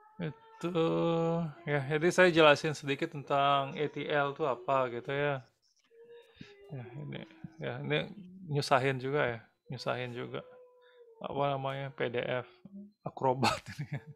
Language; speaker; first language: Indonesian; native; Indonesian